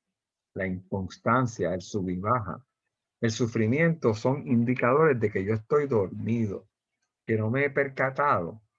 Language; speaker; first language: Spanish; native; Spanish